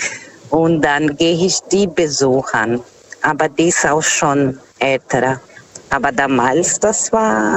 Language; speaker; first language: German; non-native, fluent; Portuguese